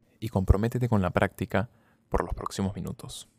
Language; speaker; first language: Spanish; native; Spanish